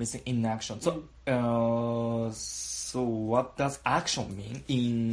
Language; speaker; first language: English; non-native, learner; Japanese